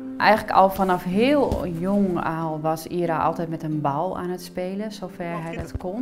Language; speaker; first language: Dutch; native; Dutch